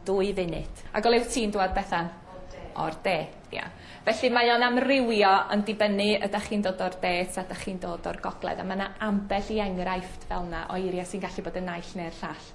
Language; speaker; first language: Welsh; native; Welsh